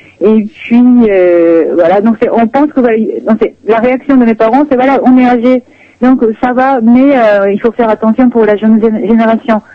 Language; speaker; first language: French; non-native, fluent; Japanese